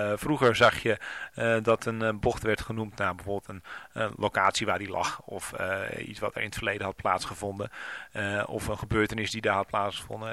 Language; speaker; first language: Dutch; native; Dutch